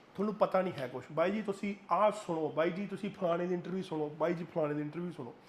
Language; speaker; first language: Punjabi; native; Punjabi